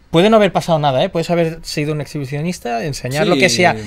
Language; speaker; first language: Spanish; native; Spanish